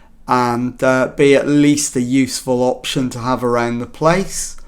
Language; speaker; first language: English; native; English